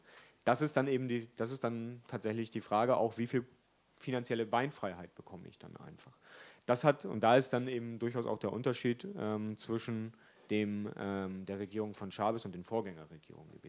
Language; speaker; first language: German; native; German